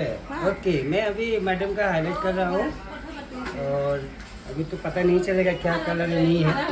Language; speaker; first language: Hindi; non-native, local second language; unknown